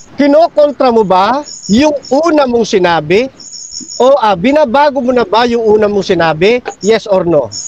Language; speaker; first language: Filipino; native; Filipino